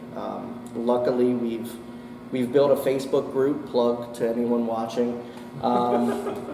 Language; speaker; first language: English; native; English